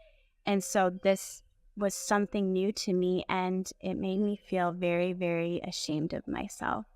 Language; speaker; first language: English; native; English